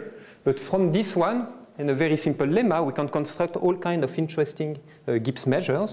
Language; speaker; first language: English; non-native, fluent; French